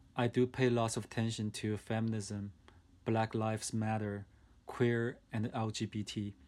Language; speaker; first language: English; non-native, fluent; Chinese